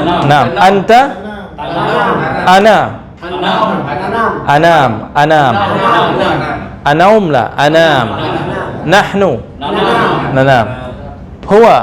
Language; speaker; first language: Arabic; non-native, fluent; Indonesian